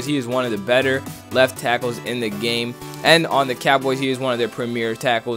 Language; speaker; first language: English; native; English